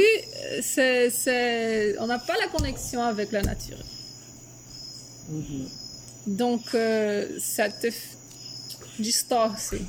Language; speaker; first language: French; non-native, fluent; Portuguese